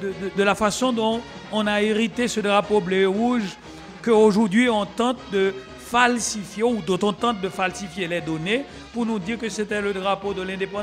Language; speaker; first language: French; non-native, local second language; Haitian Creole